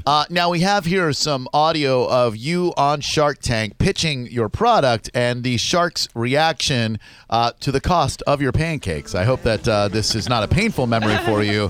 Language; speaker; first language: English; native; English